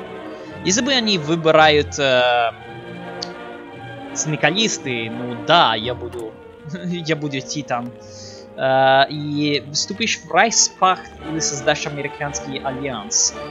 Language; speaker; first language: Russian; non-native, learner; English